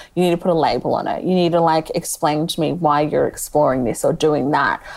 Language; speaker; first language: English; native; English